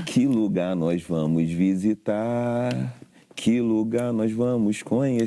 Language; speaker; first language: Portuguese; native; Portuguese